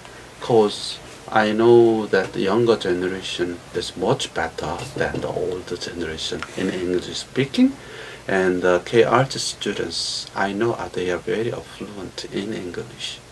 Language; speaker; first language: English; non-native, learner; Korean